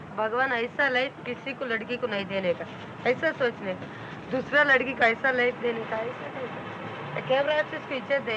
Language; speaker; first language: Hindi; non-native, local second language; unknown